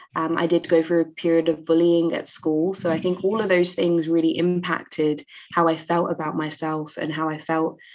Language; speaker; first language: English; native; English